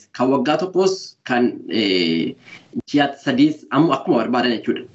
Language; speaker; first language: Oromo; early bilingual, other home language; Norwegian